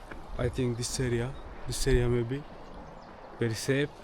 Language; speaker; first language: English; non-native, learner; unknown